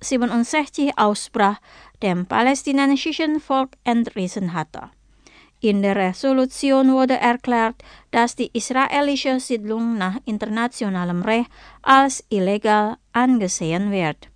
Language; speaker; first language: German; non-native, fluent; Indonesian